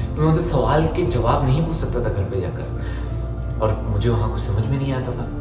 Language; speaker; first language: Hindi; native; Hindi